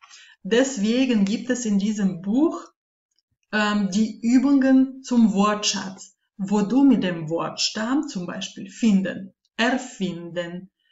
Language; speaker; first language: German; non-native, fluent; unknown